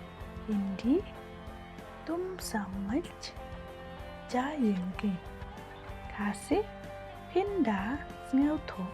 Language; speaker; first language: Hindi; non-native, local second language; Khasi